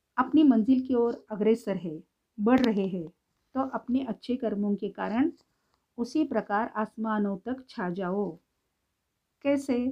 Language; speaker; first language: Hindi; non-native, local second language; Marathi